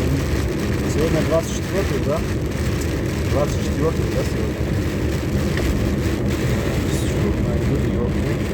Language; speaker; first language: Russian; non-native, local second language; Tajik